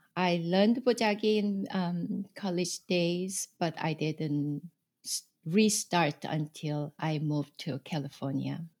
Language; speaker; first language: English; non-native, fluent; Korean